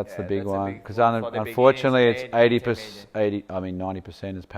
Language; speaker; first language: English; native; English